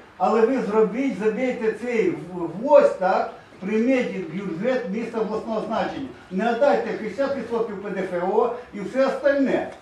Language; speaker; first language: Ukrainian; native; Ukrainian